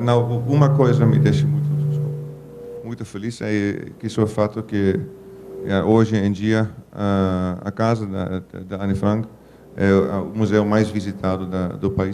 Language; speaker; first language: Portuguese; non-native, fluent; Dutch